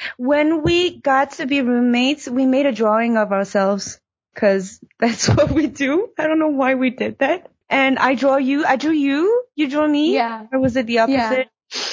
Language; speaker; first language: English; early bilingual, heritage; Chinese